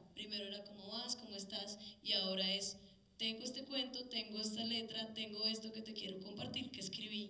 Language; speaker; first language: Spanish; native; Spanish